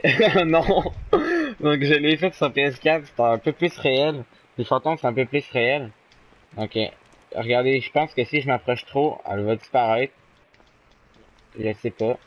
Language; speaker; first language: French; native; French